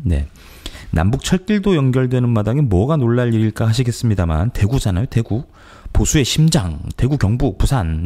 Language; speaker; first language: Korean; native; Korean